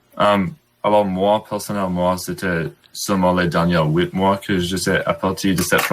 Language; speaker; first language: French; non-native, learner; English